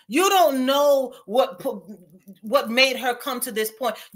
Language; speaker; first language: English; native; English